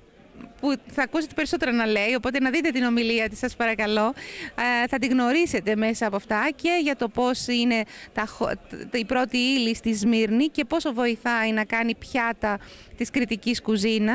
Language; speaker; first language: Greek; native; Greek